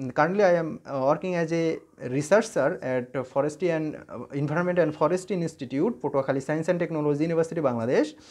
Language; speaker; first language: English; non-native, local second language; Bangla